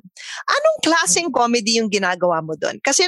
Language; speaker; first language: Filipino; native; Filipino